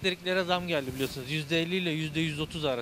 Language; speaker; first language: Turkish; native; Turkish